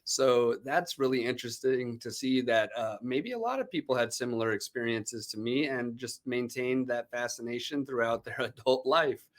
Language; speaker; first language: English; native; English